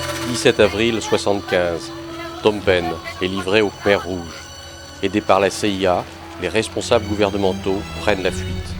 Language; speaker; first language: French; native; French